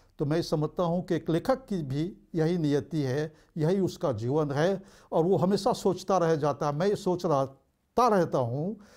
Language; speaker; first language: Hindi; early bilingual, heritage; Bhojpuri